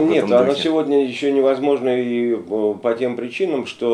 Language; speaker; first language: Russian; native; Russian